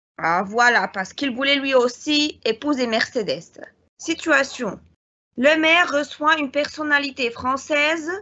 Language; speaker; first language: French; non-native, fluent; Arabic